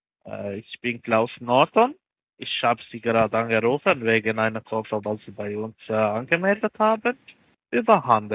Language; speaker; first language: German; non-native, learner; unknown